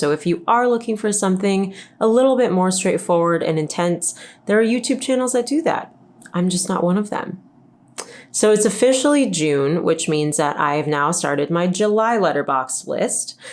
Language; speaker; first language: English; native; English